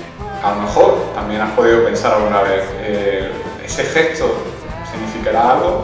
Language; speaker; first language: Spanish; native; Spanish